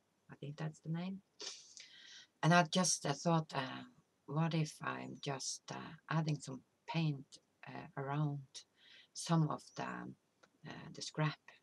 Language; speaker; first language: English; non-native, fluent; Norwegian